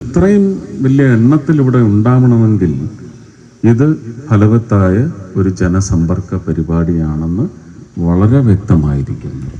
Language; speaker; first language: Malayalam; native; Malayalam